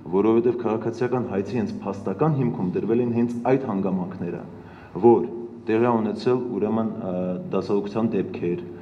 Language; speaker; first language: Armenian; native; Armenian